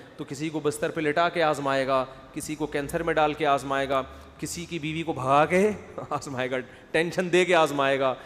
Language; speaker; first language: Urdu; native; Urdu